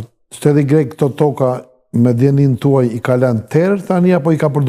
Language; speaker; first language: Albanian; native; Albanian